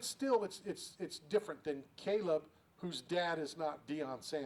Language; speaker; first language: English; native; English